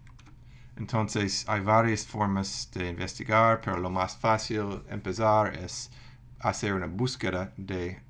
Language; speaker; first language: Spanish; non-native, fluent; English